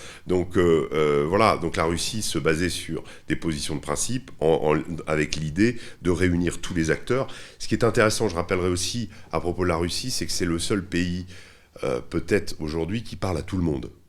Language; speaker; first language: French; native; French